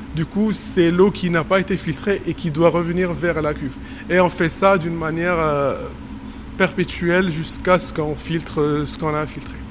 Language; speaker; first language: French; non-native, local second language; Arabic